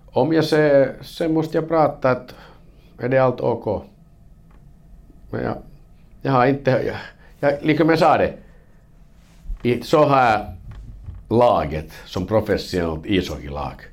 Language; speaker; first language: Swedish; non-native, learner; Finnish